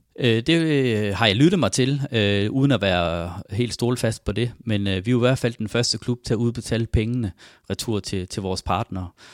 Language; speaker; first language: Danish; native; Danish